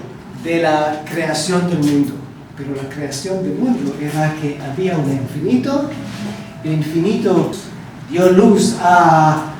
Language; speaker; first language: Spanish; non-native, learner; Hebrew